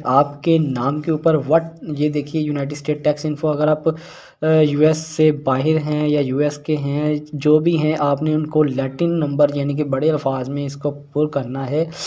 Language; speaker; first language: Urdu; non-native, local second language; Punjabi